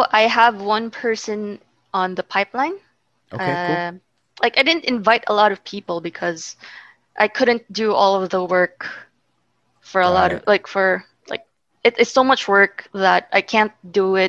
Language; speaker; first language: English; non-native, local second language; Filipino